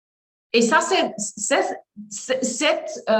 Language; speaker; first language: French; non-native, learner; Dutch